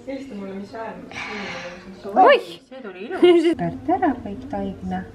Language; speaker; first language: Estonian; native; Estonian